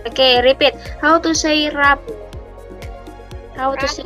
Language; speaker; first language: English; non-native, learner; Indonesian